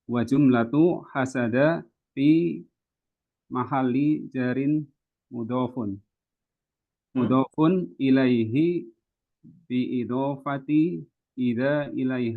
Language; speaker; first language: Arabic; non-native, learner; Indonesian